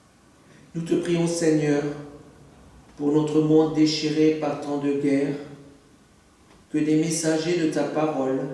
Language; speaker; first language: French; native; French